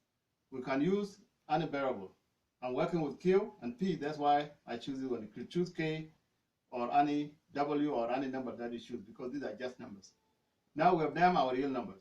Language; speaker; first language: English; non-native, fluent; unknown